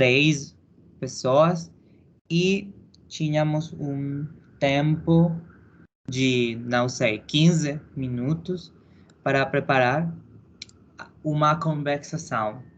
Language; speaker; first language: Portuguese; non-native, learner; Spanish